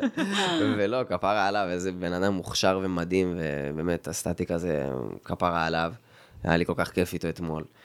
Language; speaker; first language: Hebrew; native; Hebrew